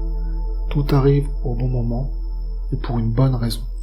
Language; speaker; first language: French; native; French